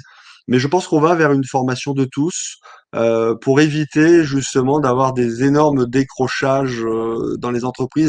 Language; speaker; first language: French; native; French